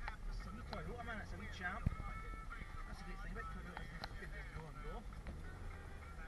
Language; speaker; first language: English; native; English